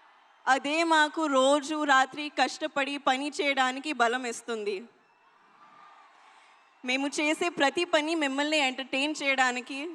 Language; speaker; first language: Telugu; non-native, learner; Hindi